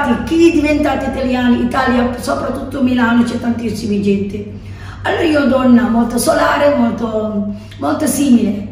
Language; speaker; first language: Italian; non-native, learner; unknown